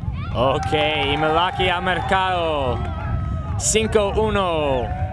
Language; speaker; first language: Spanish; non-native, learner; English